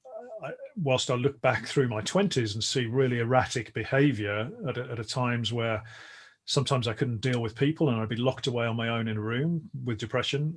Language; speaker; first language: English; native; English